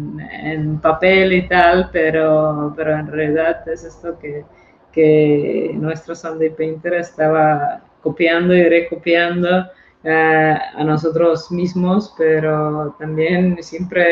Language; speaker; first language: Spanish; non-native, fluent; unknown